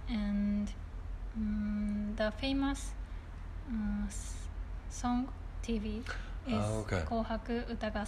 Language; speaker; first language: English; non-native, learner; Japanese